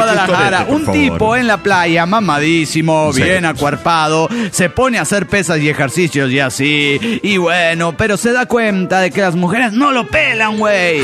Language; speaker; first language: Spanish; native; Spanish